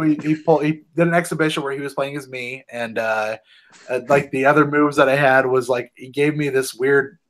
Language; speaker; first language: English; native; English